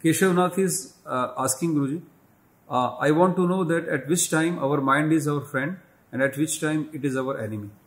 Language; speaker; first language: English; non-native, local second language; Hindi